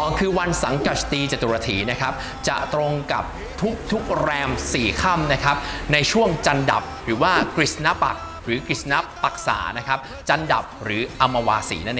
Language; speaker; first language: Thai; native; Thai